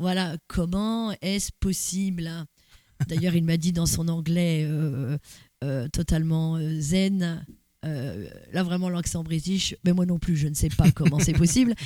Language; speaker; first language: French; native; French